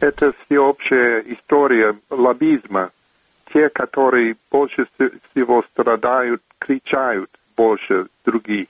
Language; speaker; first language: Russian; non-native, fluent; English